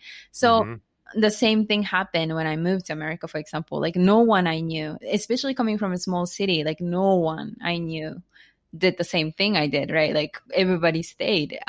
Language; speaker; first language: English; non-native, fluent; Japanese